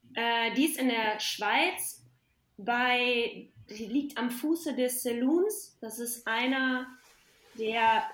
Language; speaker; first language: German; native; German